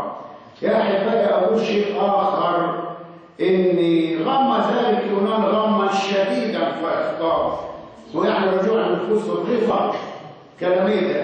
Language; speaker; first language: Arabic; native; Arabic